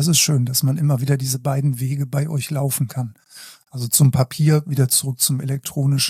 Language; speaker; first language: German; native; German